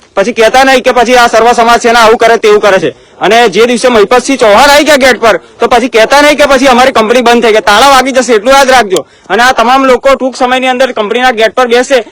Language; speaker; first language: Gujarati; native; Gujarati